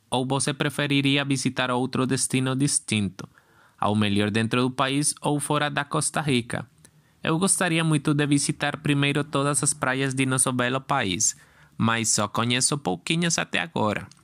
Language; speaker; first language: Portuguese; non-native, learner; Spanish